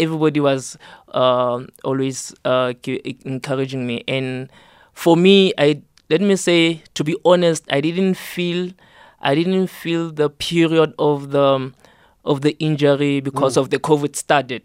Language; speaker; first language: English; non-native, local second language; Southern Sotho